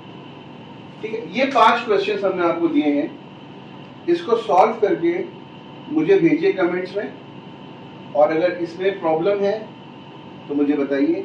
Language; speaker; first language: Hindi; native; Hindi